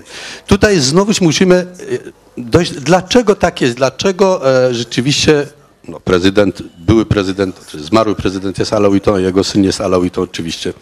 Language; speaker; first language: Polish; non-native, fluent; Arabic